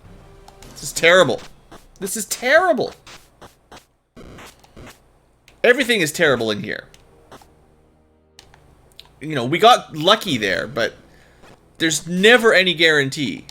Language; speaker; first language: English; native; English